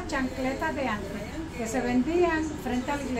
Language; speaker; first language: Spanish; native; Spanish